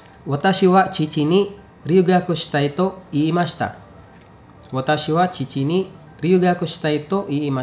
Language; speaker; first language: Japanese; non-native, fluent; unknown